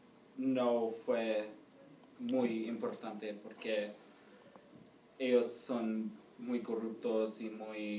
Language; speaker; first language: Spanish; non-native, learner; English